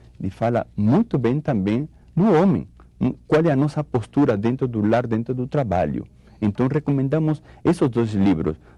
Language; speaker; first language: Portuguese; non-native, fluent; Spanish